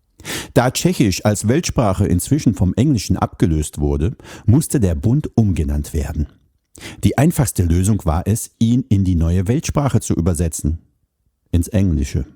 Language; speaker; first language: German; native; German